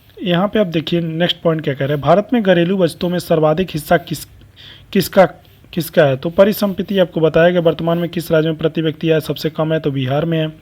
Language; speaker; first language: Hindi; native; Hindi